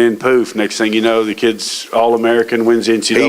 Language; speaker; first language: English; native; English